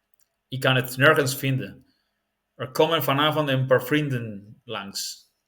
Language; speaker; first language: Dutch; non-native, learner; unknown